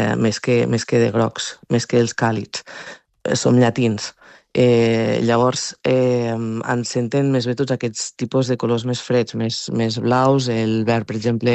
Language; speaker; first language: Catalan; native; Catalan